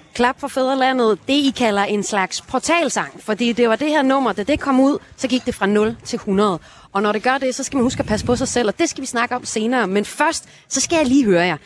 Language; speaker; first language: Danish; native; Danish